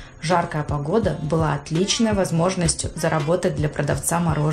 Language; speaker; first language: Russian; native; Russian